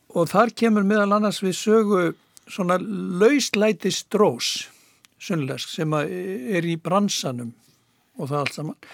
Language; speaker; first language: Icelandic; native; Icelandic